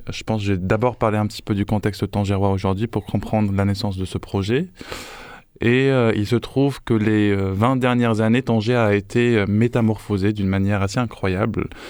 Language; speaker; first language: French; non-native, local second language; Arabic